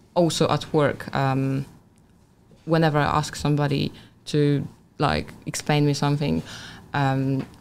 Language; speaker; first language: English; non-native, fluent; Polish